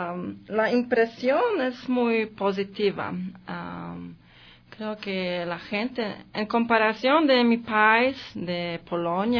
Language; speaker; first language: Spanish; non-native, learner; Polish